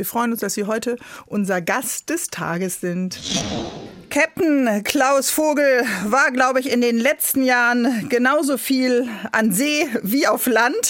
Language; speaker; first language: German; native; German